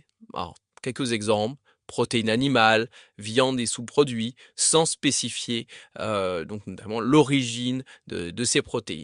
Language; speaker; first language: French; native; French